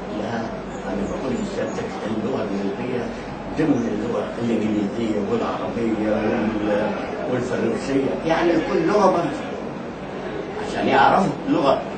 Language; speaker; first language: Egyptian Arabic; non-native, local second language; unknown